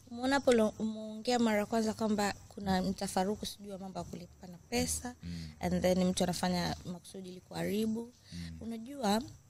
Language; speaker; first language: Swahili; native; Swahili